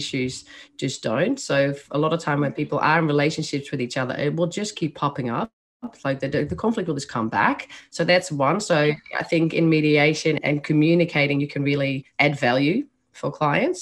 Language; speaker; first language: English; non-native, fluent; Dutch